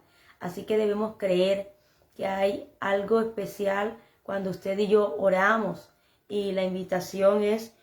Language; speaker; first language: Spanish; native; Spanish